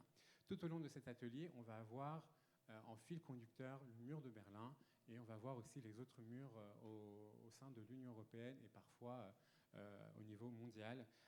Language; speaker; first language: French; native; French